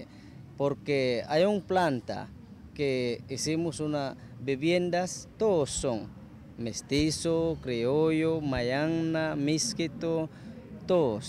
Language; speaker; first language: Spanish; non-native, local second language; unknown